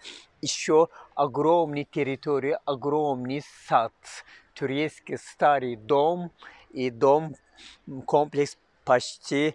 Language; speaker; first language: Russian; non-native, learner; Turkish